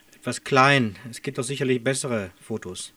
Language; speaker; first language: German; native; German